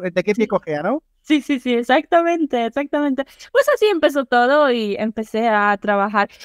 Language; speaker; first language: Spanish; non-native, fluent; Polish